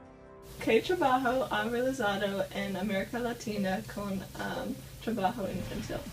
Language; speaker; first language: Spanish; non-native, learner; English